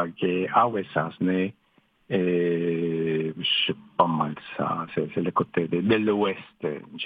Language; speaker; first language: French; non-native, fluent; Spanish